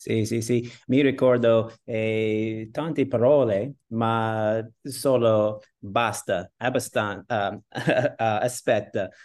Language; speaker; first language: Italian; non-native, learner; English